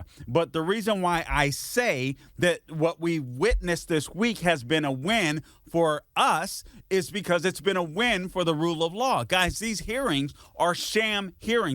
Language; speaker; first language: English; native; English